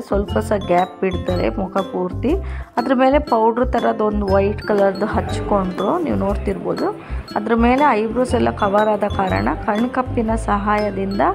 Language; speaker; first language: Kannada; non-native, local second language; Tulu